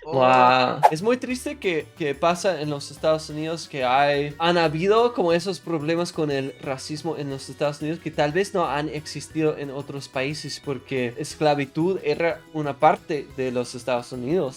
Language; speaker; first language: Spanish; non-native, fluent; English